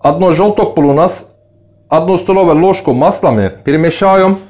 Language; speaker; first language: Russian; non-native, learner; Turkish